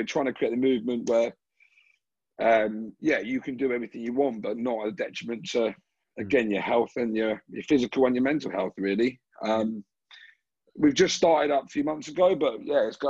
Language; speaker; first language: English; native; English